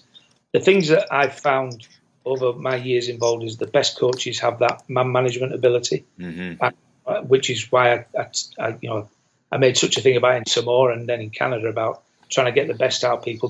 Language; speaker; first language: English; native; English